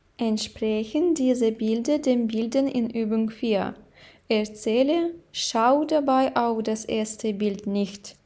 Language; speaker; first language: German; non-native, fluent; Ukrainian